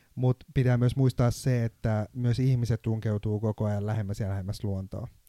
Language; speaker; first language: Finnish; non-native, fluent; Turkish